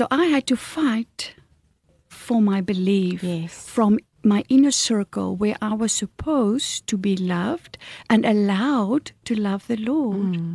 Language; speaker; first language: English; non-native, fluent; Afrikaans